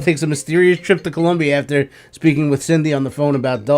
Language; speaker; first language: English; native; English